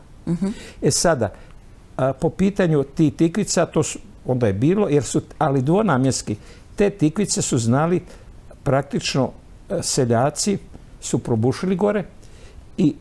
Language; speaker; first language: Croatian; native; Croatian